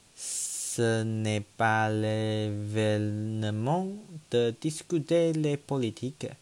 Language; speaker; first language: French; non-native, learner; Chinese